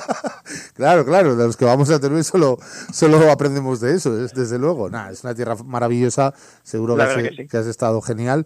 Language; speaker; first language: Spanish; native; Spanish